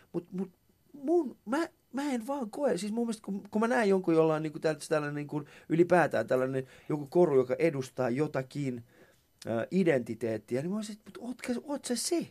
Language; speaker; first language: Finnish; early bilingual, other home language; Persian